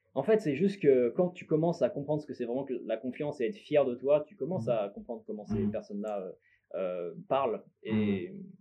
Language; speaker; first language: French; native; French